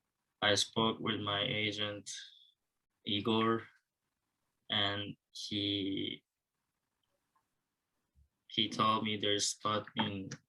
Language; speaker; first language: English; non-native, learner; Japanese